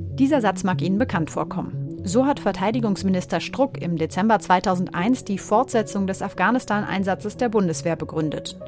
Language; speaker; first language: German; native; German